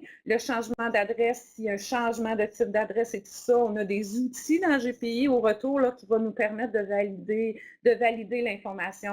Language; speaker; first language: French; native; French